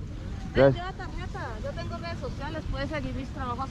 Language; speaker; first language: Spanish; native; Spanish